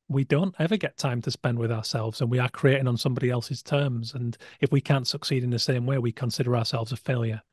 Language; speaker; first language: English; native; English